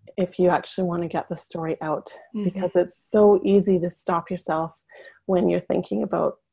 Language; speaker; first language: English; native; English